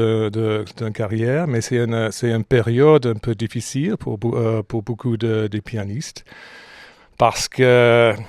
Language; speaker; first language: French; non-native, fluent; English